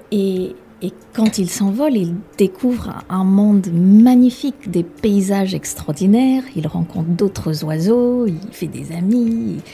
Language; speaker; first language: French; non-native, fluent; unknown